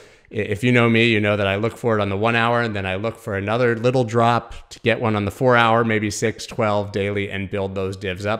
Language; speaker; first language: English; native; English